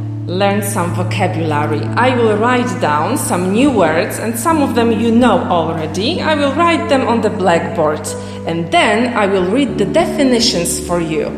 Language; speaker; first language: English; non-native, fluent; Polish